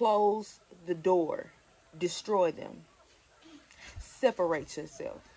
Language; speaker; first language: English; native; English